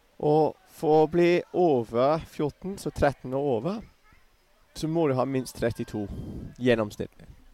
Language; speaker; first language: Norwegian; non-native, fluent; English